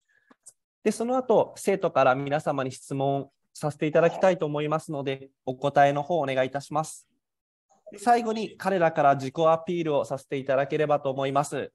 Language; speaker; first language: Japanese; native; Japanese